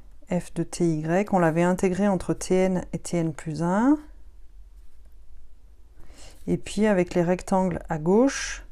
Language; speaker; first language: French; native; French